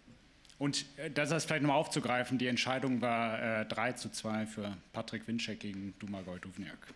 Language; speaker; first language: German; native; German